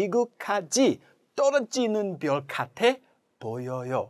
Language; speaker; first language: Korean; non-native, learner; English